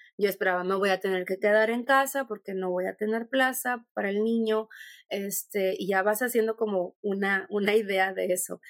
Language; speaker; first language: Spanish; native; Spanish